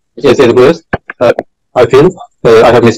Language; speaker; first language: English; non-native, learner; Bangla